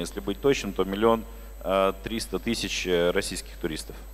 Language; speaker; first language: Russian; native; Russian